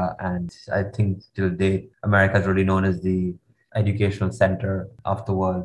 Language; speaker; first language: English; non-native, local second language; Hindi